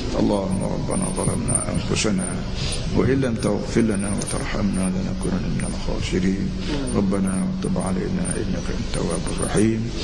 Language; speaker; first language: Malay; native; Malay